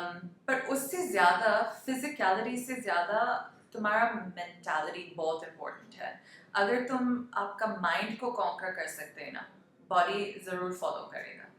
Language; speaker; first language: Hindi; non-native, local second language; English